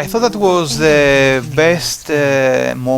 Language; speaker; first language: English; non-native, fluent; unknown